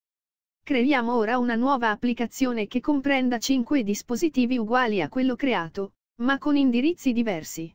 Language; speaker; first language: Italian; native; Italian